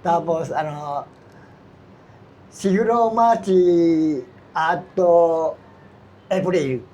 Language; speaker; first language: Filipino; non-native, learner; Japanese